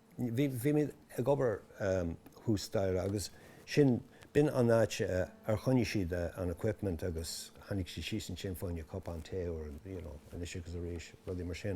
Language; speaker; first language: Irish; non-native, local second language; English